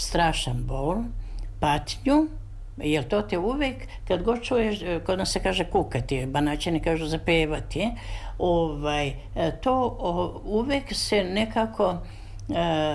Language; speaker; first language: Serbian; native; Serbian